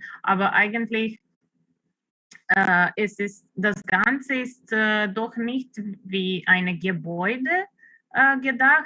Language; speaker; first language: German; non-native, fluent; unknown